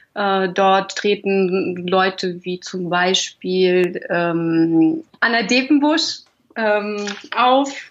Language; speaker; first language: German; native; German